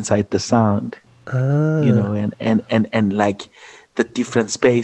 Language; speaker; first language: English; non-native, local second language; Zulu